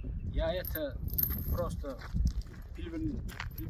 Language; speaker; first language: Russian; non-native, local second language; Turkmen